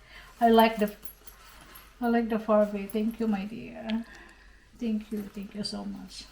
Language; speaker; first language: English; non-native, learner; Cebuano